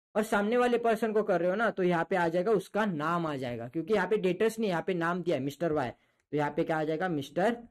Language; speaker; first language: Hindi; non-native, local second language; Marathi